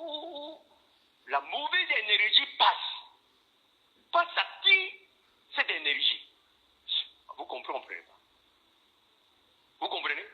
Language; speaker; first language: French; non-native, fluent; Korean